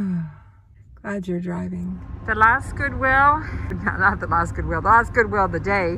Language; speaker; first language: English; native; English